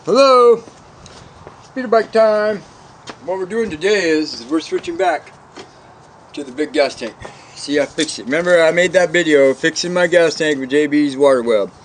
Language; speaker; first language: English; native; English